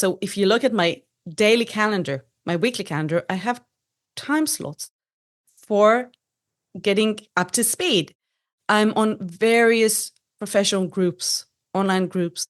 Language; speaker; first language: English; non-native, fluent; Hebrew